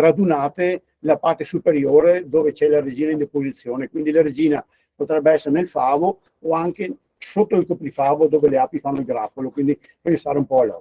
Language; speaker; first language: Italian; native; Italian